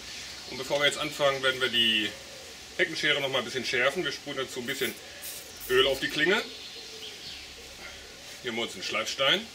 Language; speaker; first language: German; native; German